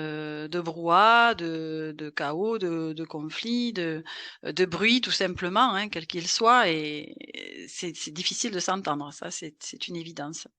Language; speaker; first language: French; native; French